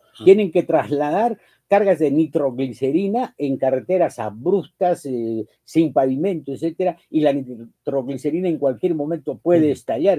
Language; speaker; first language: Spanish; native; Spanish